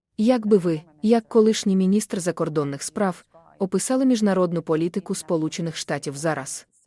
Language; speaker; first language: Ukrainian; native; Ukrainian